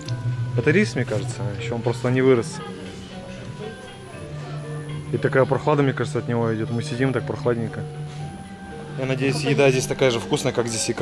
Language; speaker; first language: Russian; native; Russian